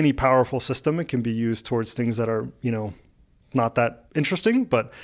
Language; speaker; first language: English; early bilingual, other home language; Russian